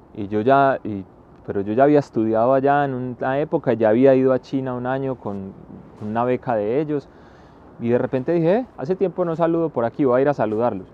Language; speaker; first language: Spanish; native; Spanish